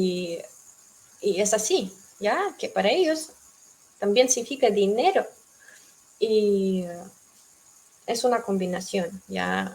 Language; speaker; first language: Spanish; non-native, fluent; Russian